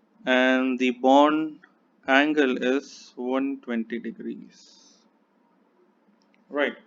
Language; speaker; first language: English; non-native, local second language; Hindi